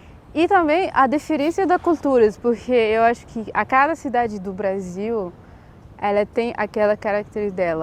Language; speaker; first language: Portuguese; non-native, fluent; Arabic